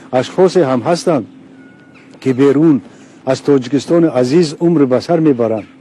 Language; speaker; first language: Tajik; non-native, local second language; Shughni